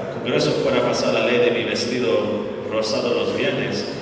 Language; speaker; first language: Spanish; non-native, fluent; English